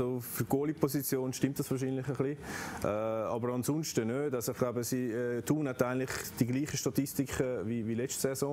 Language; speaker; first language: German; native; German